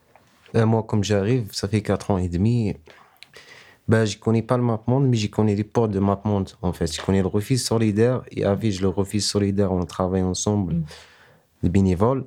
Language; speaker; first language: French; non-native, learner; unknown